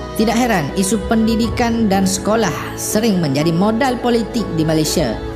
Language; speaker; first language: Malay; native; Malay